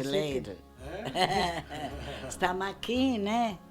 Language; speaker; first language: Portuguese; non-native, learner; Italian